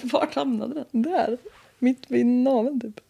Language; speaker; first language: Swedish; native; Swedish